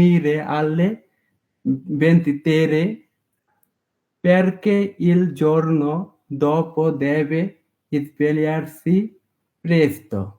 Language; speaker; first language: Italian; non-native, learner; Bangla